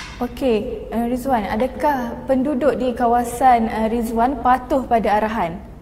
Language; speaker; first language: Malay; native; Malay